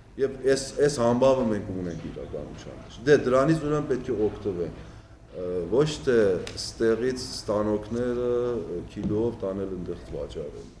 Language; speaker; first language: Armenian; early bilingual, heritage; Armenian